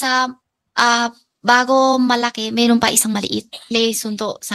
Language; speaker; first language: Filipino; non-native, learner; Chinese